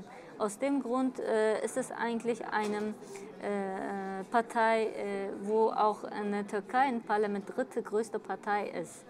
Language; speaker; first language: German; early bilingual, other home language; Kurdish